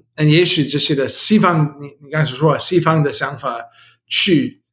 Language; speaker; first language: Chinese; non-native, learner; English